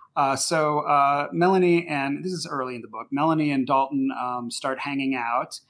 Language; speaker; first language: English; native; English